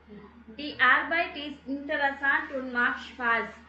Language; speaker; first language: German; non-native, learner; Tamil